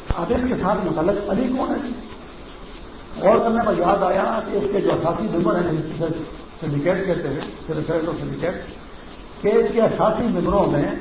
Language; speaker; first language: Urdu; non-native, local second language; Pashto